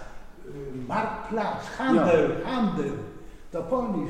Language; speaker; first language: German; non-native, learner; Polish